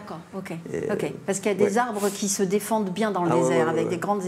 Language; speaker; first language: French; native; French